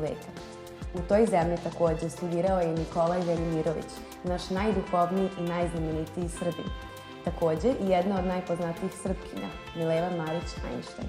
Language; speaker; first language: Bosnian; native; Bosnian